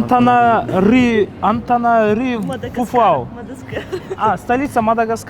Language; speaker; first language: Russian; non-native, local second language; Kyrgyz